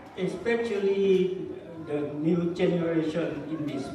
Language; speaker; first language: English; non-native, learner; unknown